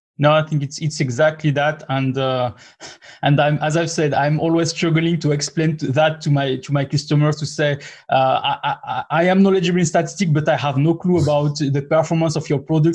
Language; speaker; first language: English; non-native, fluent; French